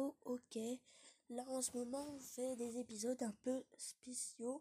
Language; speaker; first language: French; native; French